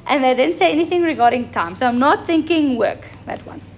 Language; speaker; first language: English; non-native, local second language; Afrikaans